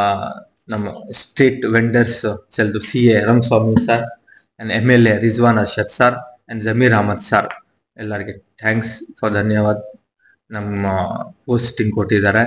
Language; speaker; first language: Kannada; non-native, local second language; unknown